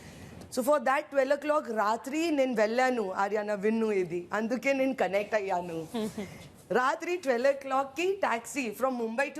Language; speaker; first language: Telugu; non-native, fluent; Hindi